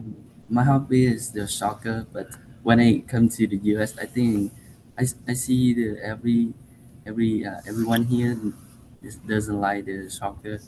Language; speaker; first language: English; non-native, learner; Vietnamese